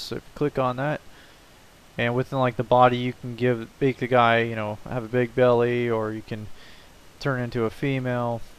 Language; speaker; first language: English; native; English